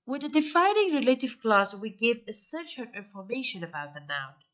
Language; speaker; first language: English; non-native, fluent; Persian